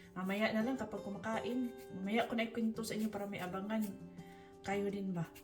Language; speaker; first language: Filipino; non-native, local second language; Cebuano